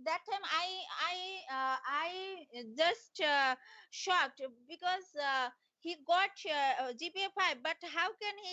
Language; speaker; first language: English; non-native, learner; Bangla